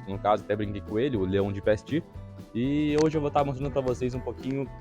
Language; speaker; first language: Portuguese; native; Portuguese